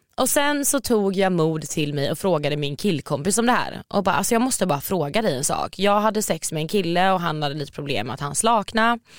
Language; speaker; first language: Swedish; native; Swedish